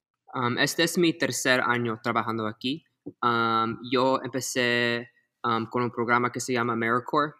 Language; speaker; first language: Spanish; early bilingual, heritage; Spanish